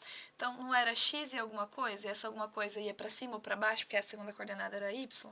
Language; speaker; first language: Portuguese; native; Portuguese